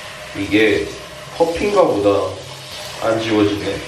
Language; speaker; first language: Korean; native; Korean